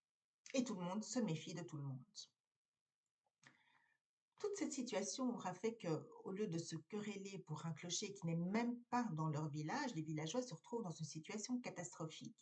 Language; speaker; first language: French; native; French